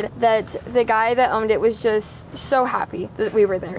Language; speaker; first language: English; native; English